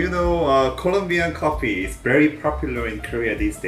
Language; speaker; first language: English; non-native, learner; Korean